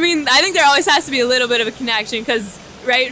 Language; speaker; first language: English; native; English